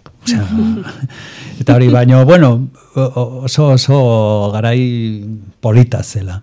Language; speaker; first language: Basque; non-native, local second language; Spanish